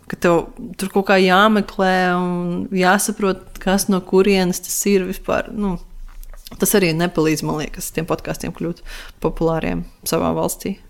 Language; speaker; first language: Latvian; non-native, local second language; Russian